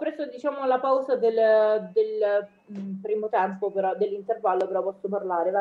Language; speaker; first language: Italian; native; Italian